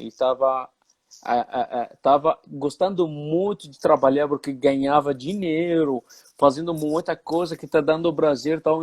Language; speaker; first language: Portuguese; non-native, fluent; Arabic